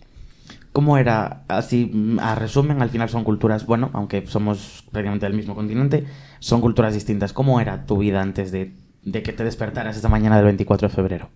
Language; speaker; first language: Spanish; native; Spanish